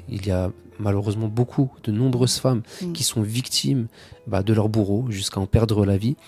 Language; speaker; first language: French; native; French